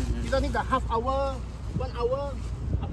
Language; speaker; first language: English; non-native, local second language; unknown